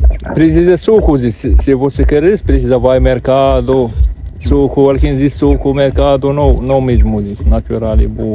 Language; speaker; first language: Portuguese; non-native, learner; Arabic